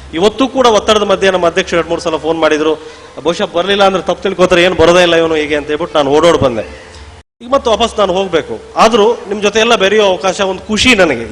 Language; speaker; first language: Kannada; non-native, local second language; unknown